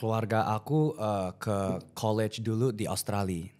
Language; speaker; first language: Indonesian; early bilingual, heritage; English